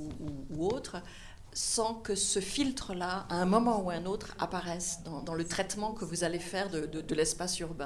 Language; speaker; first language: French; native; French